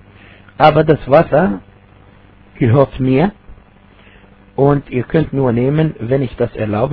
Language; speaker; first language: German; non-native, fluent; Arabic